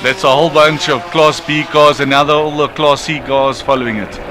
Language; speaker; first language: English; native; English